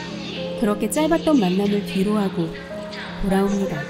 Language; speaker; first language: Korean; native; Korean